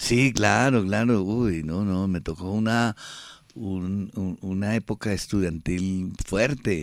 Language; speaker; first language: Spanish; native; Spanish